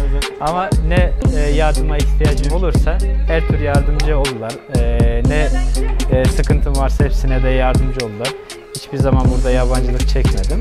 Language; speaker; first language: Turkish; non-native, fluent; Kyrgyz